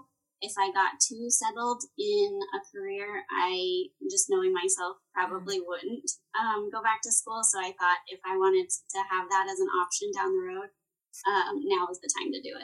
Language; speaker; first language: English; native; English